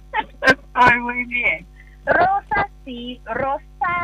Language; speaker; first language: Spanish; non-native, fluent; English